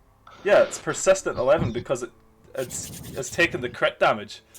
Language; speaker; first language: English; native; English